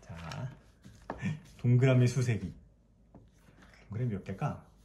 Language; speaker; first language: Korean; native; Korean